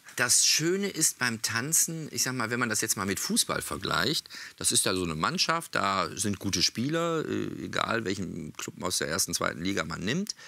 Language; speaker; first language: German; native; German